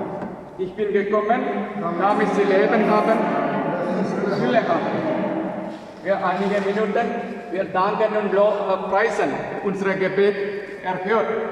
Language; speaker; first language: German; non-native, learner; Malayalam